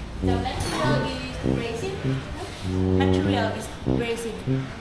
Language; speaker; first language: English; non-native, learner; Thai